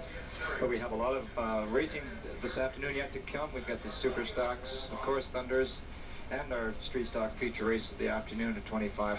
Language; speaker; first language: English; native; English